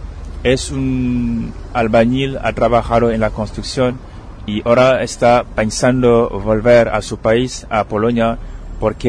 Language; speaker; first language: Spanish; non-native, fluent; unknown